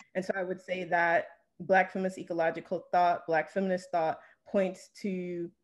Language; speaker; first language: English; native; English